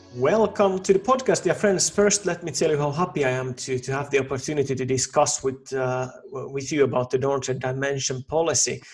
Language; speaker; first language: English; non-native, fluent; Finnish